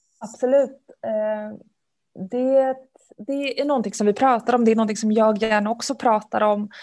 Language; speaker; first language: Swedish; early bilingual, other home language; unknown